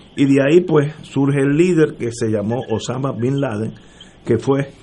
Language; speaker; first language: Spanish; native; Spanish